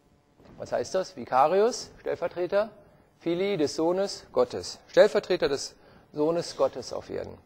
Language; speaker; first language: German; native; German